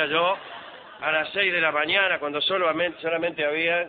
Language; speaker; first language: Spanish; native; Spanish